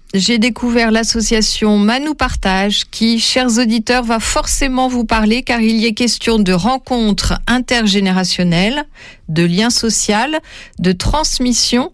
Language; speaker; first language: French; native; French